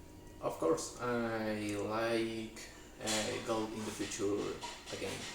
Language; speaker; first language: English; non-native, learner; Spanish